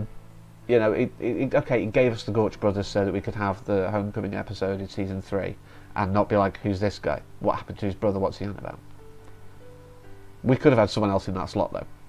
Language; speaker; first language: English; native; English